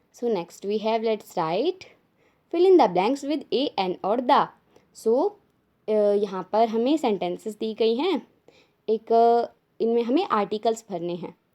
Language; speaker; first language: Hindi; native; Hindi